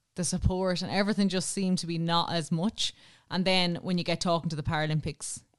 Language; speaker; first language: English; native; English